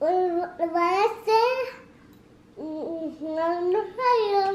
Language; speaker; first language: Spanish; early bilingual, heritage; Spanish